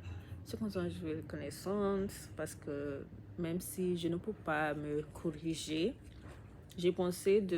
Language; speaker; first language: French; non-native, learner; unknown